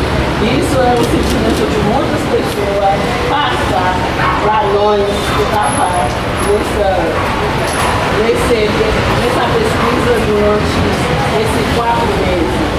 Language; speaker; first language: Portuguese; non-native, learner; Haitian Creole